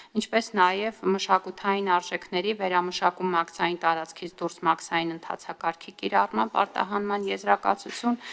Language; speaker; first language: Armenian; native; Armenian